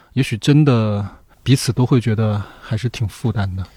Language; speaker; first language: Chinese; native; Chinese